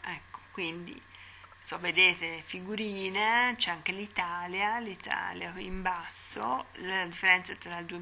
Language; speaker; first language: Italian; native; Italian